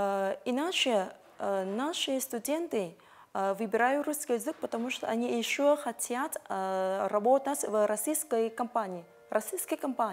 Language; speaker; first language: Russian; non-native, fluent; Vietnamese